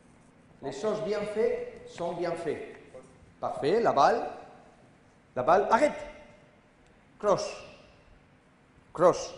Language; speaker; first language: French; non-native, learner; Spanish